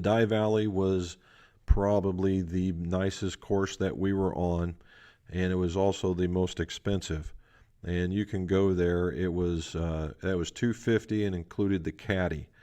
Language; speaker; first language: English; native; English